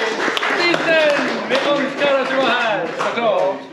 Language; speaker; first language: Swedish; native; Swedish